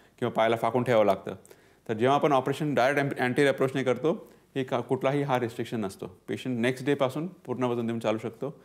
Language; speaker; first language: Marathi; non-native, local second language; Punjabi